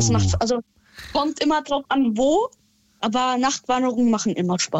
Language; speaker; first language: German; native; German